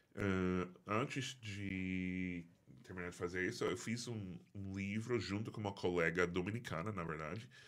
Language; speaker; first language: Portuguese; non-native, fluent; English